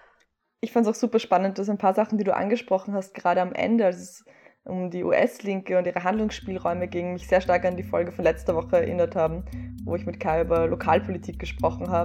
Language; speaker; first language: German; native; German